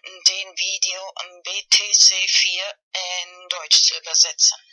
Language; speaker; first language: German; non-native, learner; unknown